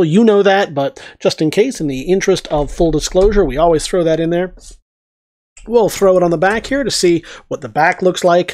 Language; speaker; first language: English; native; English